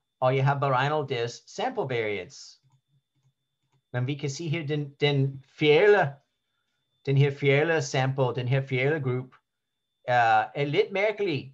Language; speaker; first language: Danish; non-native, learner; English